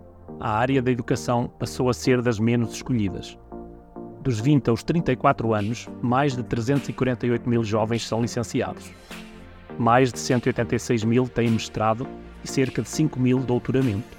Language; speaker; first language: Portuguese; native; Portuguese